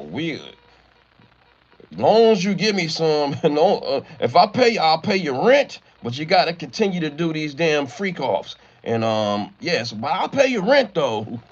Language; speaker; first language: English; native; English